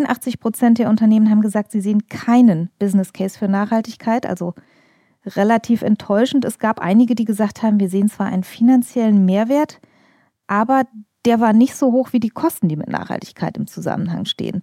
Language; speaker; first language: German; native; German